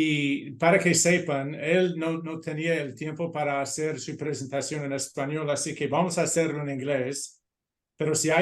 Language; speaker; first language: Spanish; non-native, fluent; English